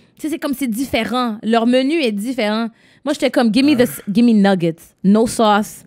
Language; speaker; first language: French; non-native, local second language; English